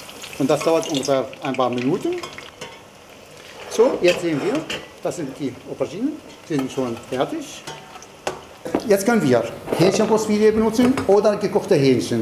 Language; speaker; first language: German; non-native, fluent; Arabic